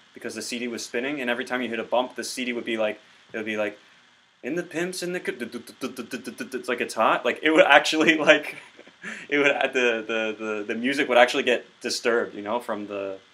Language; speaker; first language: English; native; English